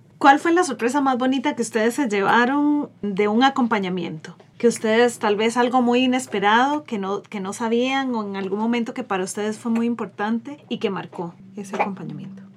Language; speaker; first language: Spanish; native; Spanish